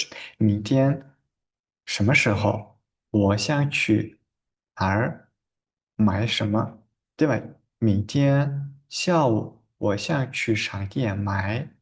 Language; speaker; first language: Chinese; non-native, fluent; Uzbek